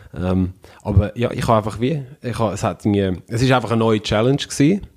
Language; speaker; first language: German; native; German